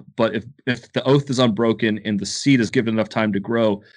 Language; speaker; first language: English; native; English